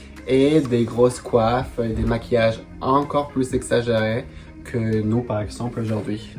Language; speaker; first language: French; non-native, fluent; Spanish